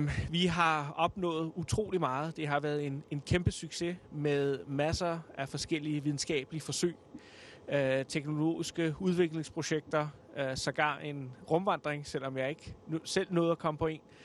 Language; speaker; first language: Danish; native; Danish